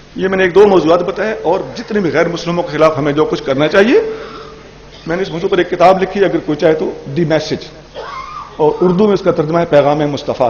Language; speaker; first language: Urdu; non-native, local second language; Punjabi